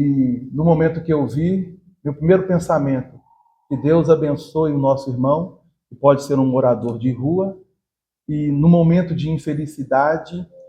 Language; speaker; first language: Portuguese; native; Portuguese